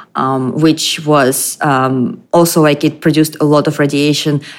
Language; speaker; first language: English; non-native, fluent; Russian